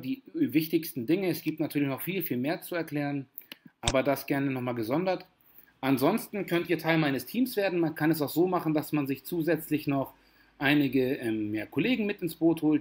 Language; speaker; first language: German; native; German